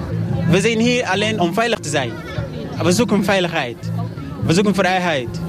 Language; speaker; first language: Dutch; non-native, learner; Arabic